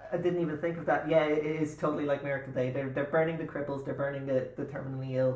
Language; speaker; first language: English; native; English